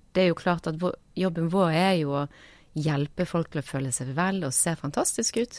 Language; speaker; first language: Norwegian; native; Norwegian